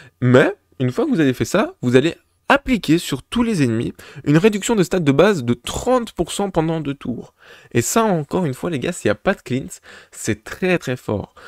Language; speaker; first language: French; native; French